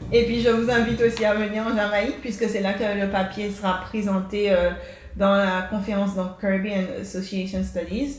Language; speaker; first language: French; native; French